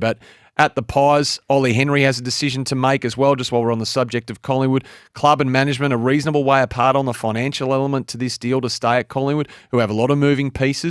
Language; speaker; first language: English; native; English